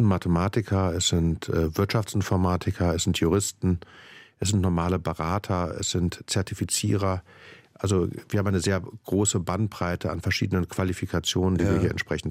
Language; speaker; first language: German; native; German